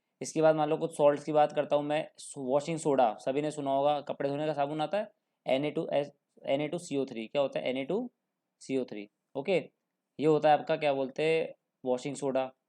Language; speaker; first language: Hindi; native; Hindi